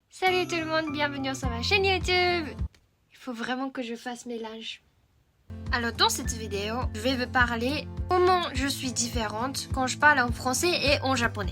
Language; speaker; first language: French; non-native, fluent; Japanese